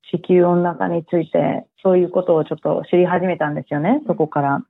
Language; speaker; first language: Japanese; early bilingual, heritage; Japanese